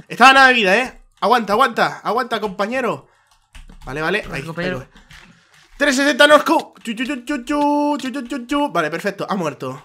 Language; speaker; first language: Spanish; native; Spanish